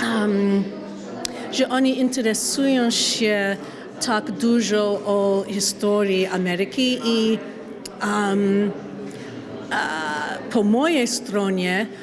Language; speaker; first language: Polish; non-native, learner; English